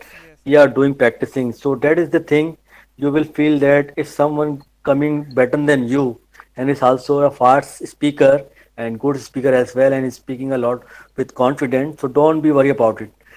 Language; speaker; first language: English; non-native, fluent; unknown